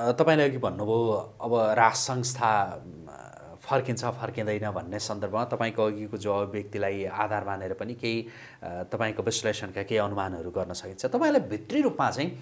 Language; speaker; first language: Nepali; native; Nepali